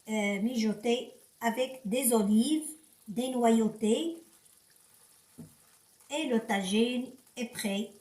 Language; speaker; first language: French; non-native, local second language; Arabic